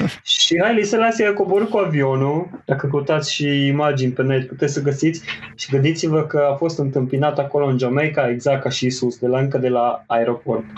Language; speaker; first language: Romanian; native; Romanian